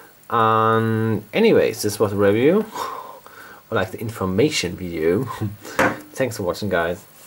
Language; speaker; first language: English; non-native, fluent; German